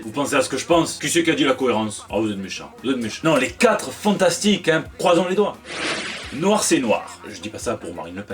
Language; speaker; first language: French; native; French